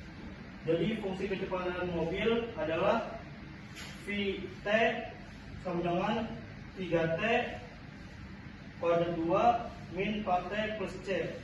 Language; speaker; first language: Indonesian; native; Indonesian